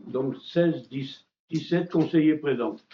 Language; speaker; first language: French; native; French